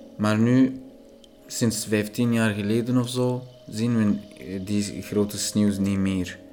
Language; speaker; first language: Dutch; non-native, fluent; Persian